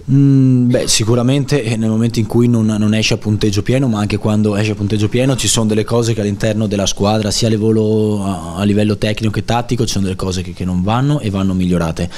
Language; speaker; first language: Italian; native; Italian